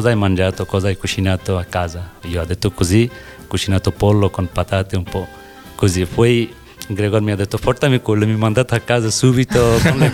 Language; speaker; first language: Italian; non-native, learner; Bangla